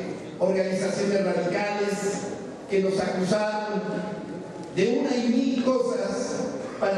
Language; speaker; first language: Spanish; native; Spanish